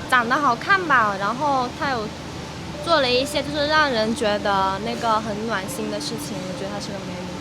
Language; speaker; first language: Chinese; native; Chinese